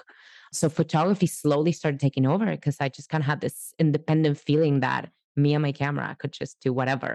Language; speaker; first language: English; non-native, fluent; Spanish